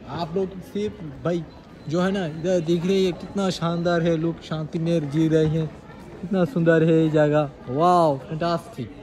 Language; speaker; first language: Hindi; non-native, learner; Bangla